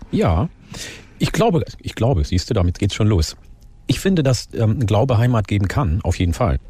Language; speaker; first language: German; early bilingual, other home language; Oromo